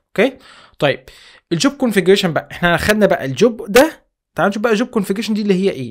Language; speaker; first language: Arabic; native; Arabic